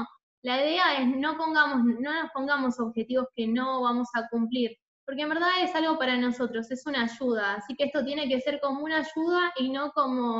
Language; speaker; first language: Spanish; native; Spanish